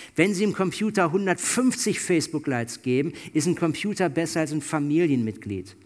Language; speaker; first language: German; native; German